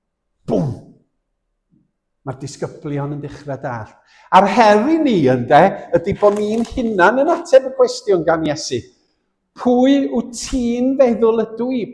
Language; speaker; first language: Welsh; native; Welsh